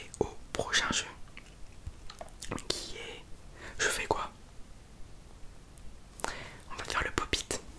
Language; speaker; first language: French; native; French